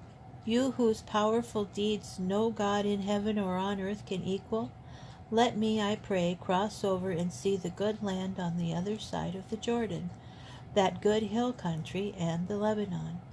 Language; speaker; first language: English; native; English